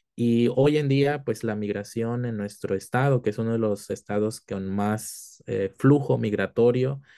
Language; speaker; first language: Spanish; early bilingual, heritage; Spanish